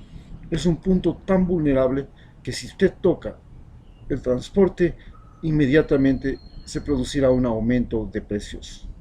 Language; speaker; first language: Spanish; native; Spanish